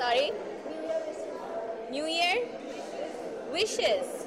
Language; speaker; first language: Hindi; non-native, learner; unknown